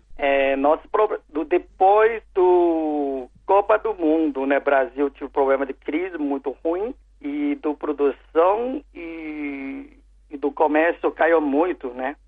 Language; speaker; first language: Portuguese; non-native, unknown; Chinese